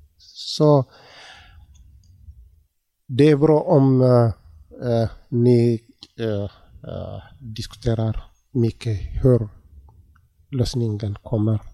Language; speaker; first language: Swedish; non-native, learner; Tigrinya